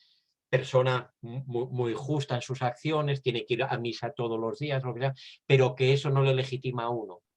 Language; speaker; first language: Spanish; native; Spanish